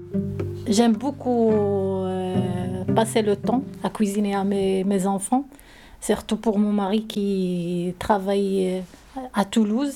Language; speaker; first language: French; non-native, learner; Arabic